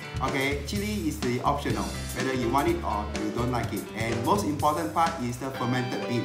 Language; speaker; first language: English; non-native, local second language; Chinese